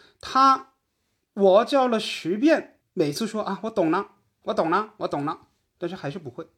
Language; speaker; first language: Chinese; non-native, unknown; Korean